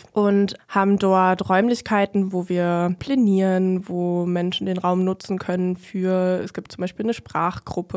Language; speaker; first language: German; native; German